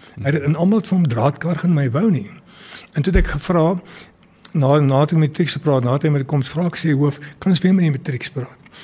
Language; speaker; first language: Afrikaans; early bilingual, other home language; English